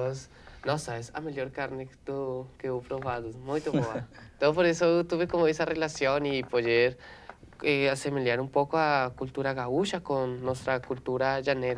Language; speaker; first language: Portuguese; non-native, learner; Spanish